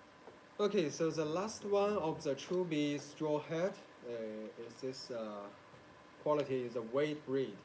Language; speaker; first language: English; non-native, learner; Chinese